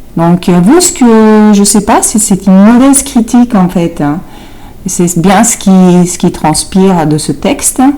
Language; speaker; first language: French; non-native, fluent; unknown